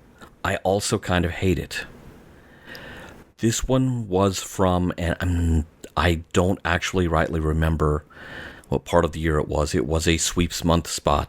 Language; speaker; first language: English; native; English